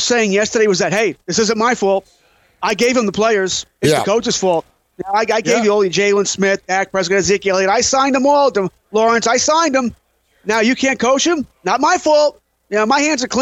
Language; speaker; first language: English; native; English